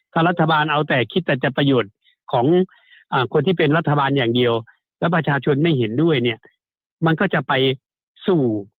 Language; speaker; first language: Thai; native; Thai